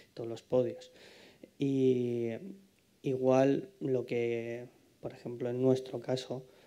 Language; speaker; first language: Spanish; non-native, fluent; Ukrainian